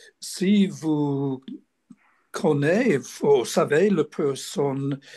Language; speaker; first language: French; non-native, learner; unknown